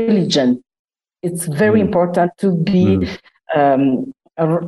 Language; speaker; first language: English; non-native, learner; Lingala